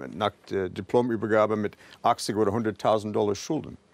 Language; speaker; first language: German; non-native, fluent; English